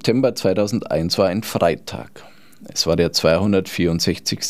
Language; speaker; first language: German; native; German